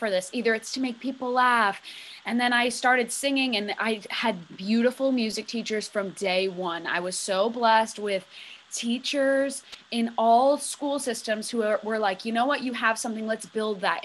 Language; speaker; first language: English; native; English